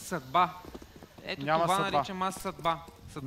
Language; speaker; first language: Bulgarian; native; Bulgarian